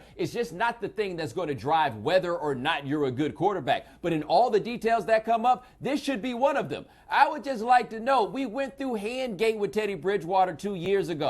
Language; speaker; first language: English; native; English